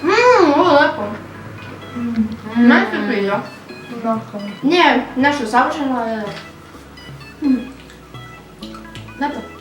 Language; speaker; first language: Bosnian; early bilingual, heritage; Serbian